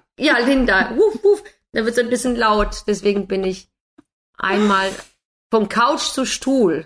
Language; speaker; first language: German; non-native, fluent; English